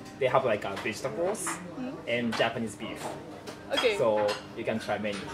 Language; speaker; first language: English; non-native, fluent; Japanese